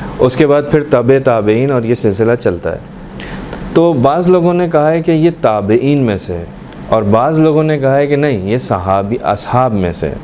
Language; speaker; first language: Urdu; native; Urdu